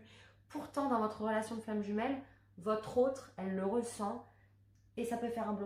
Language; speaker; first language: French; native; French